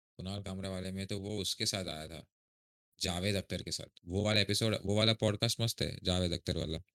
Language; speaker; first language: Hindi; native; Hindi